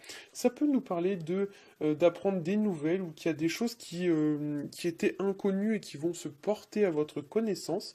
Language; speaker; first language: French; native; French